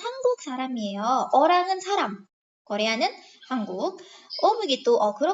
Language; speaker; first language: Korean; non-native, fluent; Indonesian